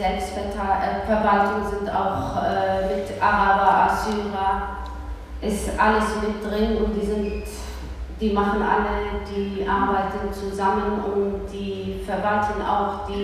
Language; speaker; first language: German; early bilingual, other home language; Kurdish